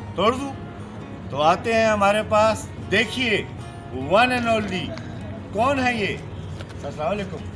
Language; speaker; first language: Urdu; non-native, local second language; Pashto